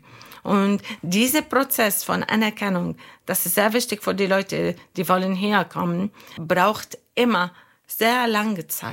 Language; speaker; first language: German; non-native, learner; Arabic